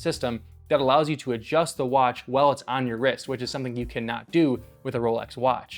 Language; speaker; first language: English; native; English